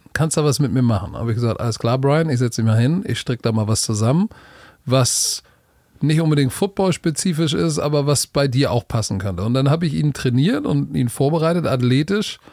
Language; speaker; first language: German; native; German